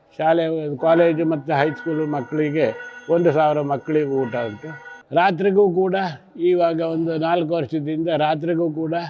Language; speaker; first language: Kannada; native; Kannada